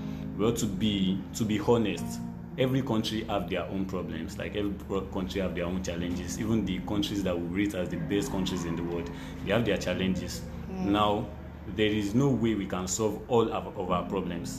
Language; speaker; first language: English; non-native, local second language; Yoruba